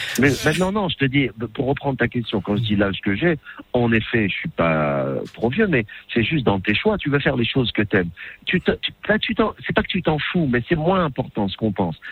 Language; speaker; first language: French; non-native, local second language; Arabic